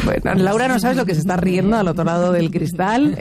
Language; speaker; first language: Spanish; native; Spanish